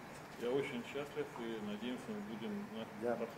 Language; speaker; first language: Russian; non-native, fluent; Arabic